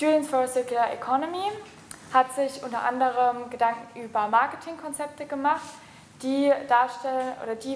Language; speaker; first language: German; native; German